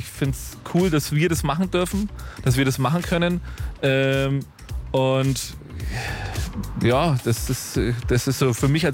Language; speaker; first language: German; native; German